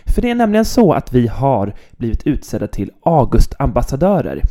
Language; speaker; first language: Swedish; native; Swedish